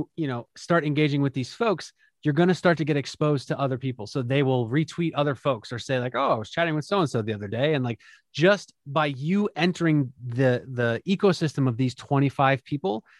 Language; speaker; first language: English; native; English